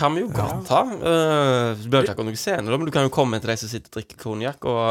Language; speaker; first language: Norwegian; native; Norwegian